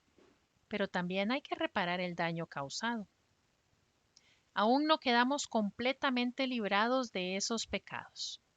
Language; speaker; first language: Spanish; native; Spanish